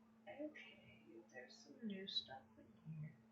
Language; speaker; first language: English; native; English